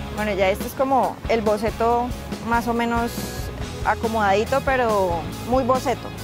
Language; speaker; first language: Spanish; native; Spanish